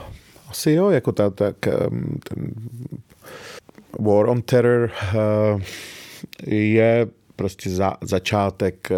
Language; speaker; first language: Czech; early bilingual, other home language; Arabic